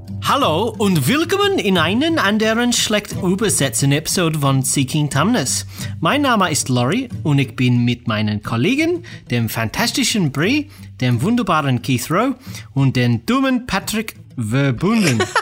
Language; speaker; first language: German; non-native, learner; English